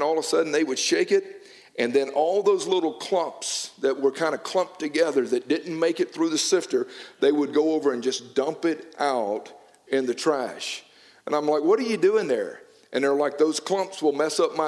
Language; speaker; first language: English; native; English